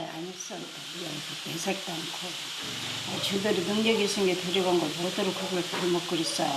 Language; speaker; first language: Korean; native; Korean